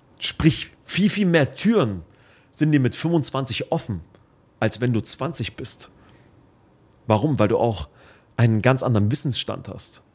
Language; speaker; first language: German; early bilingual, other home language; Arabic